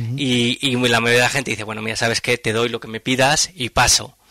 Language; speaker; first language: Spanish; native; Spanish